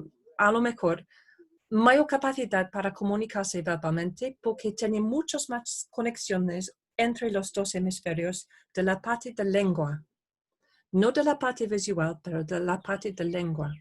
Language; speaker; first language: Spanish; non-native, fluent; English